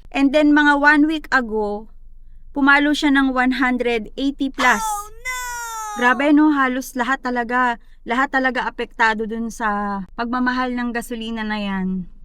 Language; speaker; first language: Filipino; native; Filipino